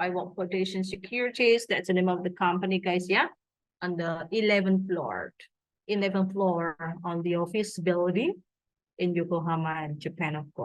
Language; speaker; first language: English; non-native, fluent; Indonesian